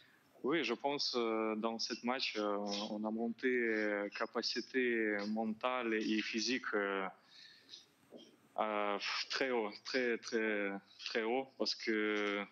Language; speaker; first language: French; non-native, learner; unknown